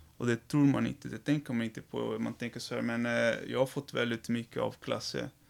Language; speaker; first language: Swedish; non-native, fluent; Portuguese